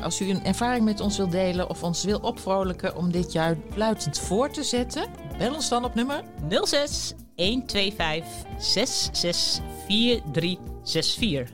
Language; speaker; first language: Dutch; native; Dutch